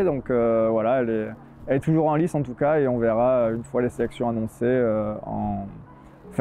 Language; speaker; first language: French; native; French